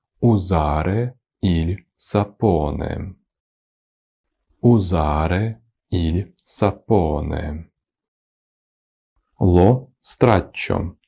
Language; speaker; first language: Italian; non-native, fluent; Ukrainian